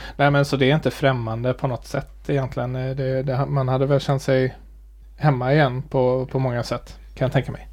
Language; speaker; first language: Swedish; native; Swedish